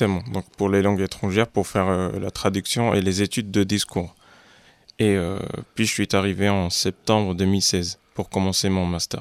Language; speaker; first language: French; non-native, local second language; Arabic